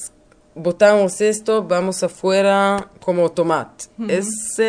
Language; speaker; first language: Spanish; non-native, learner; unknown